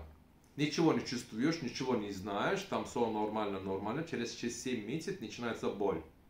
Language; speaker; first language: Russian; non-native, learner; Turkish